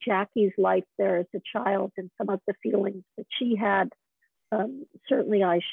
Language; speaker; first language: English; native; English